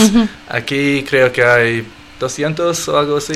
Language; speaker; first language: Spanish; non-native, fluent; English